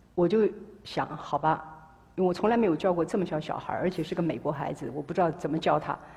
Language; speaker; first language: Chinese; native; Chinese